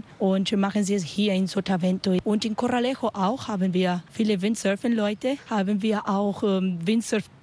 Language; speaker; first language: German; non-native, learner; Spanish